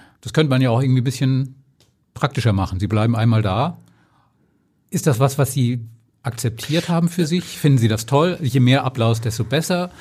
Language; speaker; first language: German; native; German